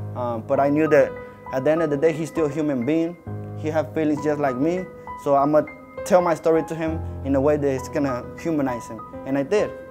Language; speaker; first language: English; native; English